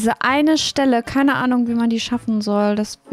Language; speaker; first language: German; native; German